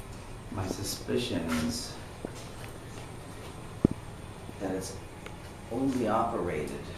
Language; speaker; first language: English; native; English